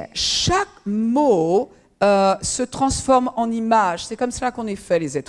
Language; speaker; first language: French; native; French